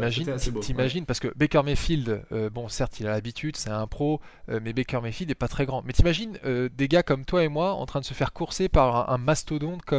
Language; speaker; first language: French; native; French